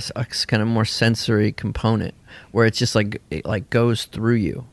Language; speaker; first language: English; native; English